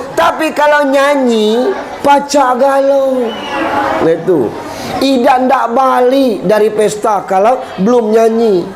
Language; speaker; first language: Malay; non-native, local second language; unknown